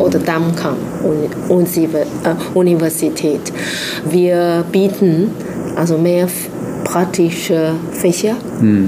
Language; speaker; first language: German; non-native, fluent; Chinese